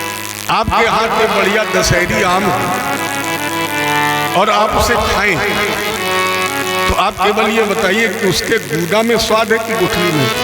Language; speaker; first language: Hindi; native; Hindi